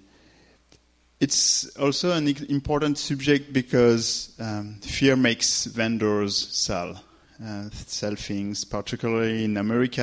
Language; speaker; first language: English; non-native, fluent; French